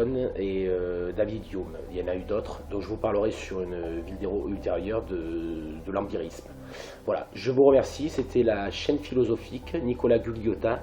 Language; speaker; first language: French; native; French